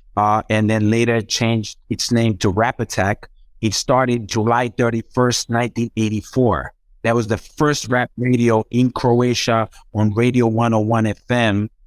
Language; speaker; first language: English; non-native, fluent; Croatian